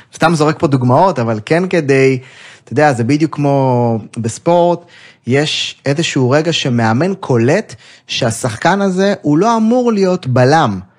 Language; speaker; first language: Hebrew; native; Hebrew